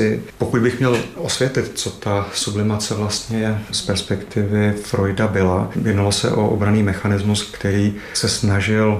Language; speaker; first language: Czech; native; Czech